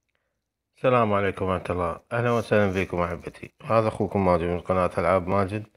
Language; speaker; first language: Arabic; native; Arabic